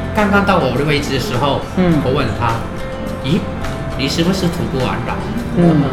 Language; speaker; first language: Chinese; non-native, fluent; Cantonese